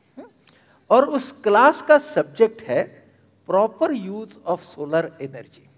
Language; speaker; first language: Hindi; non-native, local second language; Marathi